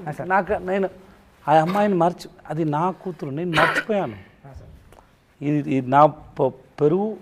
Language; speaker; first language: Telugu; non-native, learner; Tamil